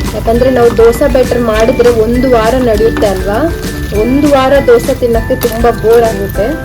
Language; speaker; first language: Kannada; non-native, local second language; Telugu